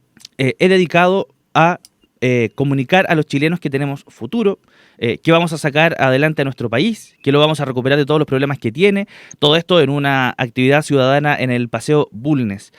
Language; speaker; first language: Spanish; native; Spanish